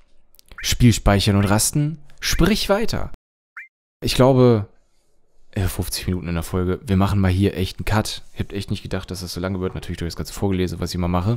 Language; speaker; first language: German; native; German